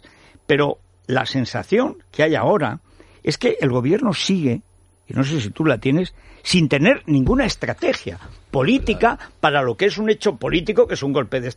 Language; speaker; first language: Spanish; native; Spanish